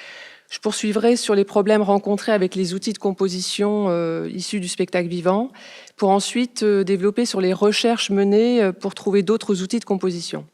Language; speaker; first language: French; native; French